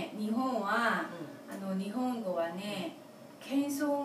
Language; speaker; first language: Japanese; non-native, fluent; Korean